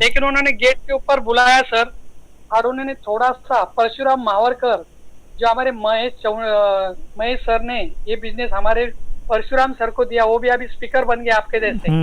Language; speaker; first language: Hindi; non-native, local second language; Marathi